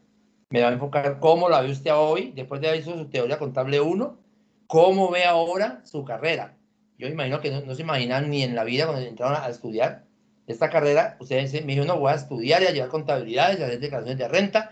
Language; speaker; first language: Spanish; native; Spanish